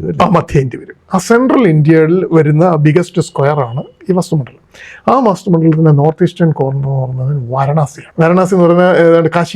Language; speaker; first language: Malayalam; native; Malayalam